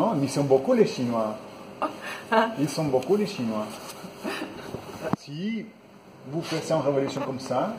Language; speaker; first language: French; non-native, fluent; Spanish